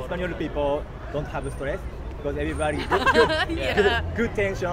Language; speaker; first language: English; non-native, learner; Japanese